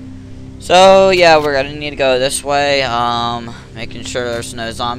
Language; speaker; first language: English; native; English